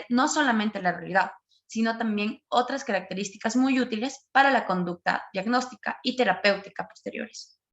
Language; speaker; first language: Spanish; native; Spanish